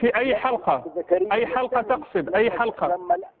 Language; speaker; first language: Arabic; native; Arabic